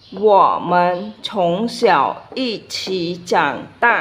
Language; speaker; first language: Chinese; non-native, fluent; Khmer